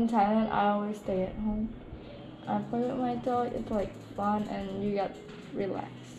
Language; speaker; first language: English; non-native, learner; Thai